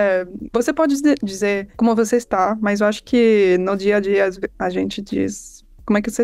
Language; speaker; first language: Portuguese; non-native, fluent; English